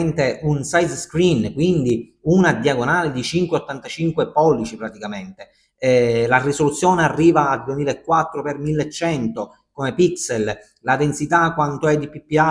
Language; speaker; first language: Italian; native; Italian